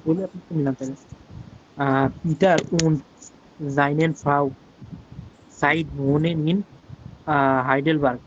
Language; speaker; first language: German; non-native, learner; Bangla